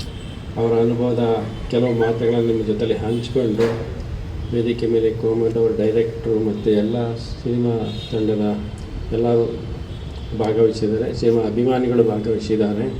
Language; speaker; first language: Kannada; native; Kannada